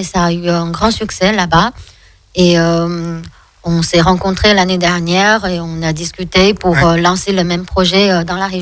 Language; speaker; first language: French; non-native, fluent; Chinese